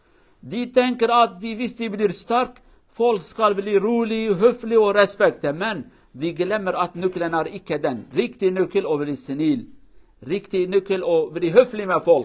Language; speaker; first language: Norwegian; non-native, learner; Kurdish